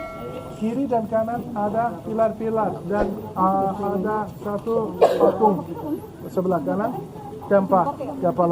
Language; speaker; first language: Indonesian; non-native, fluent; Turkish